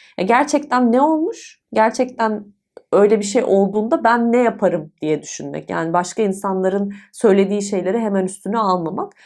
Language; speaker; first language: Turkish; native; Turkish